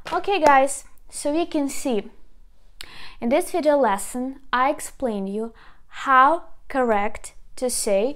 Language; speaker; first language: English; non-native, fluent; Ukrainian